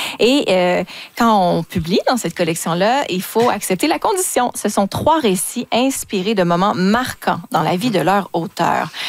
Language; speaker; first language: French; native; French